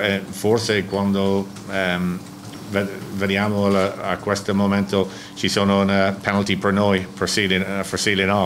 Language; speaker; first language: Italian; non-native, learner; English